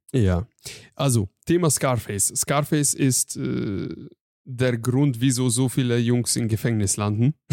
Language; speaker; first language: German; non-native, fluent; Hungarian